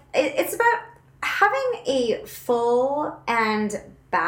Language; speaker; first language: English; native; English